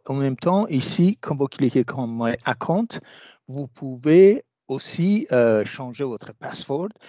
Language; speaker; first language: French; non-native, fluent; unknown